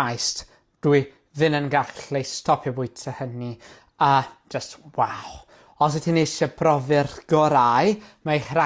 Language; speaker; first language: Welsh; non-native, learner; English